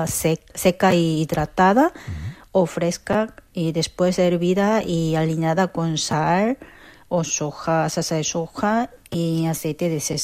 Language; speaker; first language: Spanish; non-native, learner; Korean